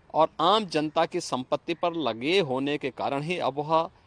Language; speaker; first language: Hindi; native; Hindi